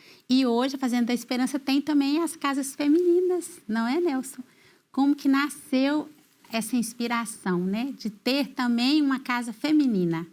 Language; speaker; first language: Portuguese; native; Portuguese